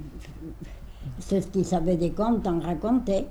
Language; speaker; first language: French; native; French